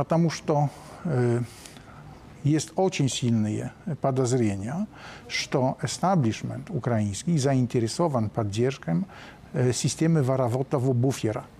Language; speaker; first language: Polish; non-native, learner; Russian